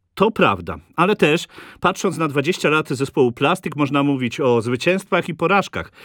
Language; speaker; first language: Polish; native; Polish